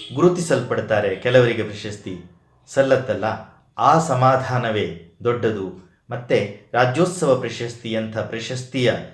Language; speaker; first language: Kannada; native; Kannada